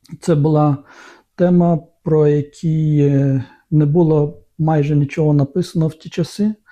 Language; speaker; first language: Ukrainian; non-native, local second language; Romanian